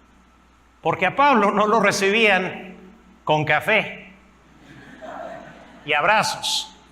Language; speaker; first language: Spanish; non-native, fluent; English